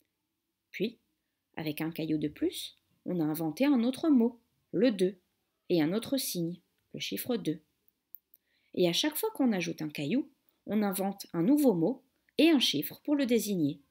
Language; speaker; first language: French; native; French